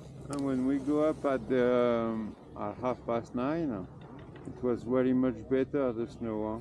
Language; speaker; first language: English; non-native, learner; French